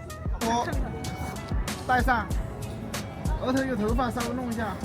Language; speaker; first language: Chinese; native; Chinese